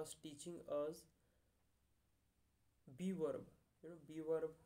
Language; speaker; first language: English; non-native, learner; Hindi